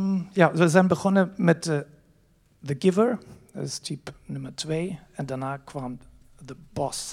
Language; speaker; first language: Dutch; non-native, fluent; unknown